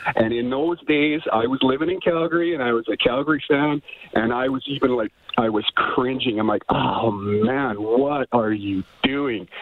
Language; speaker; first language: English; native; English